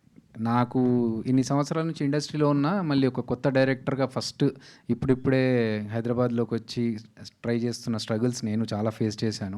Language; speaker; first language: Telugu; native; Telugu